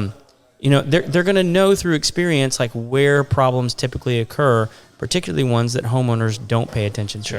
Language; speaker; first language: English; native; English